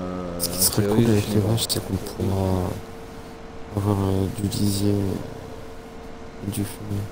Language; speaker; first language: French; native; French